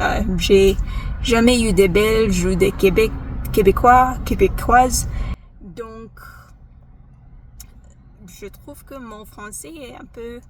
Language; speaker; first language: French; non-native, fluent; English